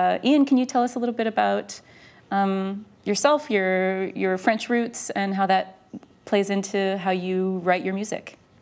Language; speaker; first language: English; early bilingual, other home language; French